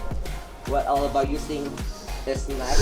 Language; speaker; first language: English; non-native, learner; Chinese